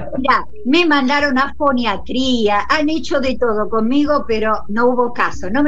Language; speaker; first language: Spanish; non-native, local second language; German